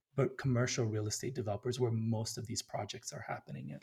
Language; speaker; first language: English; early bilingual, other home language; Amharic